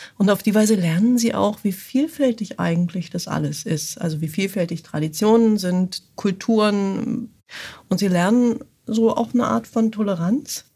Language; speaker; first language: German; native; German